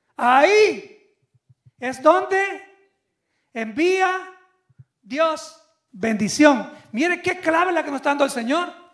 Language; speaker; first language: Spanish; native; Spanish